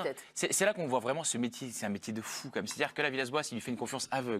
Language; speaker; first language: French; native; French